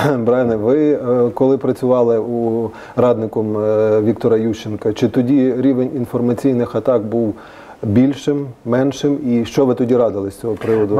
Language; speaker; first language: Ukrainian; native; Ukrainian